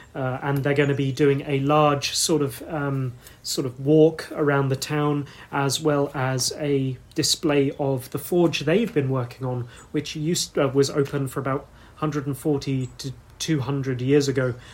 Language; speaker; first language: English; native; English